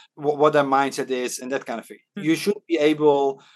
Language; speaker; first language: English; non-native, fluent; Dutch